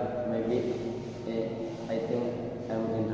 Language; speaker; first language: English; non-native, learner; Indonesian